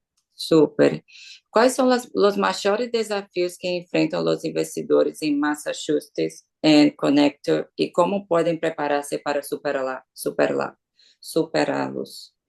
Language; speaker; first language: Portuguese; non-native, learner; Spanish